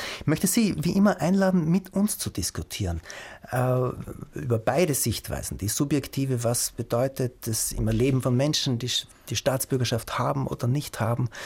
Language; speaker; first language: German; native; German